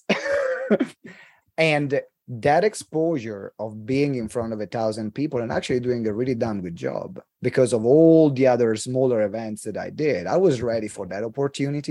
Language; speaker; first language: English; non-native, fluent; Italian